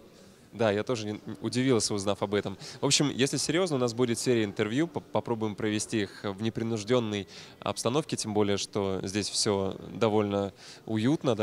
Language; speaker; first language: Russian; native; Russian